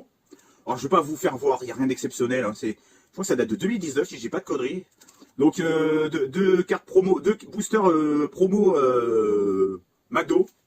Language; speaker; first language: French; native; French